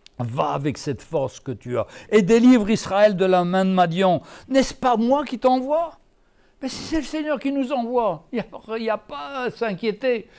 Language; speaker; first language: French; native; French